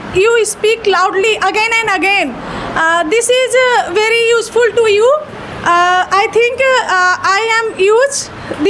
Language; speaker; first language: English; non-native, learner; Hindi